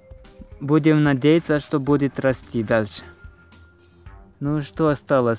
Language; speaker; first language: Russian; non-native, fluent; Romanian